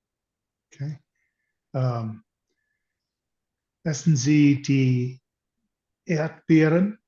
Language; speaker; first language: German; non-native, learner; English